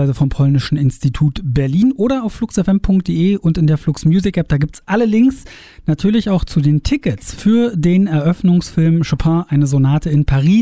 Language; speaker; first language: German; native; German